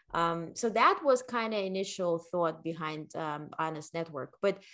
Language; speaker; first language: English; non-native, fluent; Ukrainian